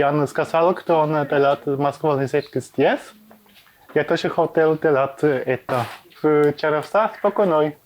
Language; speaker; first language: Russian; non-native, learner; German